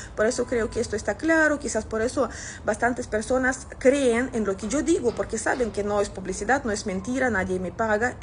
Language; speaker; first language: Spanish; non-native, fluent; Russian